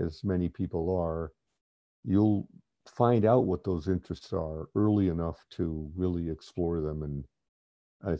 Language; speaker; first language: English; native; English